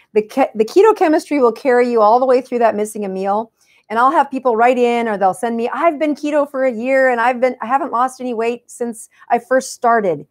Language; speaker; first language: English; native; English